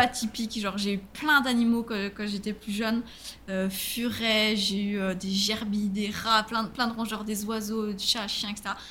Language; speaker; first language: French; native; French